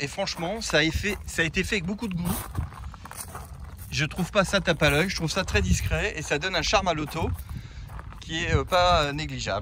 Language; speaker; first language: French; native; French